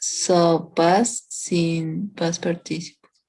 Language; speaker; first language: English; non-native, learner; Spanish